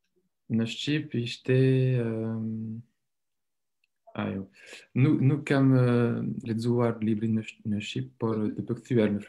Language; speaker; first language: Albanian; non-native, learner; French